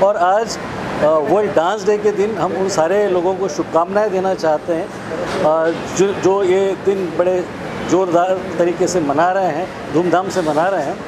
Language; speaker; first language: Hindi; native; Hindi